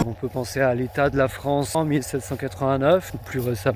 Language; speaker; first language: French; native; French